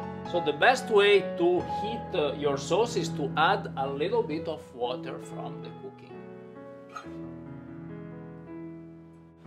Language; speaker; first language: English; non-native, fluent; Italian